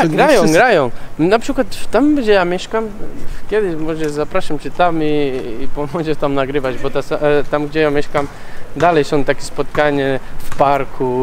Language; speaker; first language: Polish; non-native, learner; Spanish